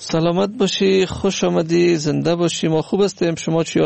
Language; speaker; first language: Persian; native; Persian